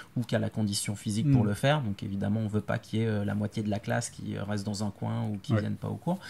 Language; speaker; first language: French; native; French